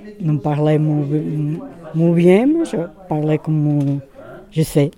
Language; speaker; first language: French; non-native, learner; Portuguese